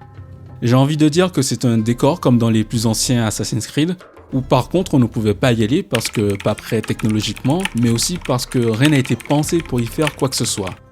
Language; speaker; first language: French; native; French